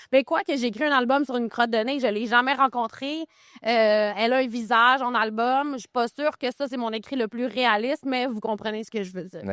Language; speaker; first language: French; native; French